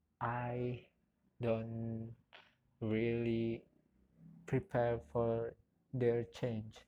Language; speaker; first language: English; non-native, learner; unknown